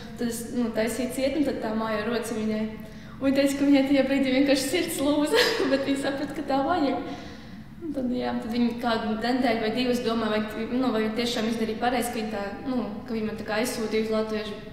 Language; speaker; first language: Latvian; non-native, local second language; Russian